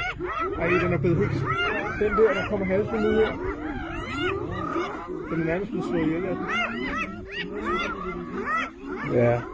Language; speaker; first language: Danish; native; Danish